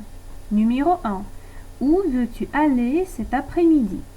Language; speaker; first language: French; non-native, fluent; Russian